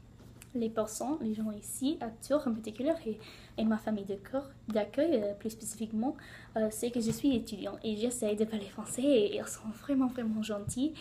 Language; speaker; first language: French; non-native, learner; English